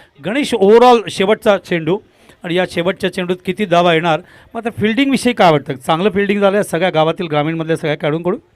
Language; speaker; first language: Marathi; non-native, local second language; Tamil